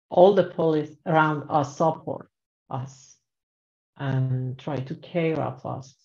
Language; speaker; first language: English; non-native, learner; Persian